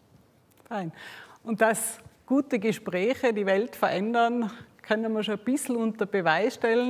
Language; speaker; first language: German; native; German